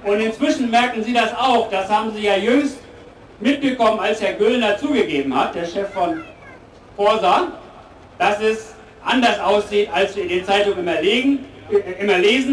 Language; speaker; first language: German; native; German